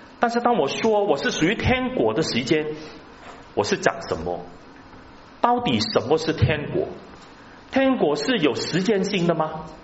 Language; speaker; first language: Chinese; non-native, local second language; Cantonese